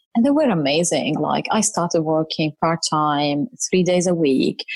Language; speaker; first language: English; non-native, fluent; Arabic